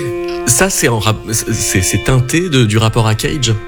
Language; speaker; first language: French; native; French